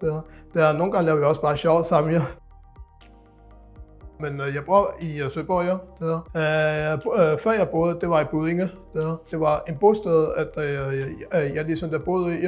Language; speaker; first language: Danish; non-native, local second language; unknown